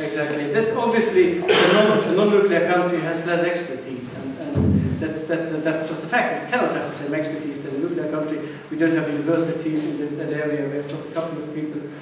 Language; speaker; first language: English; non-native, fluent; Luxembourgish